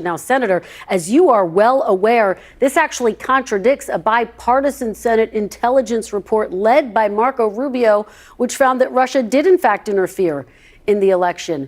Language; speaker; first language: English; native; English